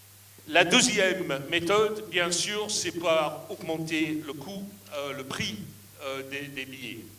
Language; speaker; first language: French; non-native, fluent; English